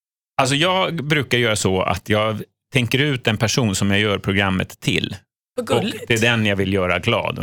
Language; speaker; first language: Swedish; native; Swedish